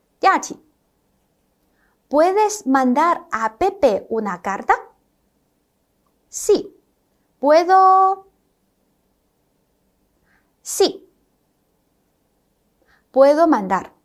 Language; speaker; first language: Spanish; non-native, fluent; Chinese